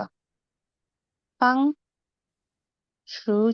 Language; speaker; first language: Chinese; non-native, learner; Spanish